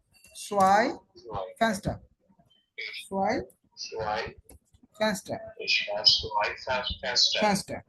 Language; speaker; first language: German; non-native, fluent; Bangla